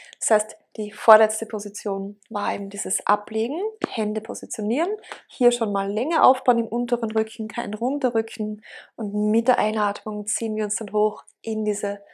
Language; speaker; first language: German; native; German